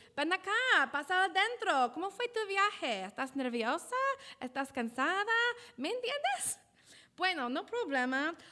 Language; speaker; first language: Spanish; non-native, learner; English